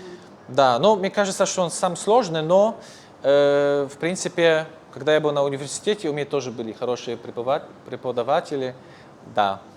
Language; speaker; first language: Russian; non-native, fluent; Polish